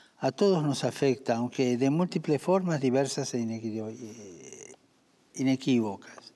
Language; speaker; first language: Spanish; native; Spanish